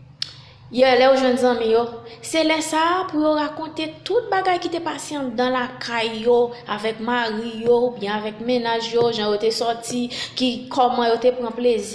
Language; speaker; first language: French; non-native, local second language; Haitian Creole